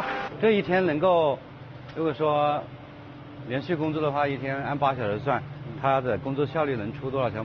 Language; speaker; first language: Chinese; native; Chinese